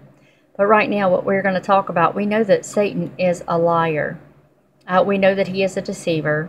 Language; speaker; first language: English; native; English